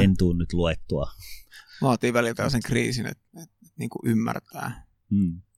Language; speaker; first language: Finnish; native; Finnish